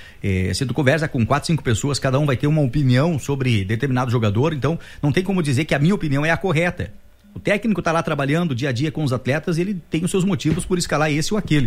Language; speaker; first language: Portuguese; native; Portuguese